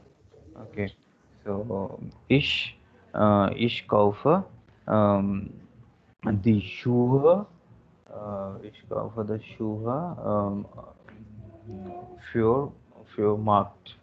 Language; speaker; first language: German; non-native, learner; Hindi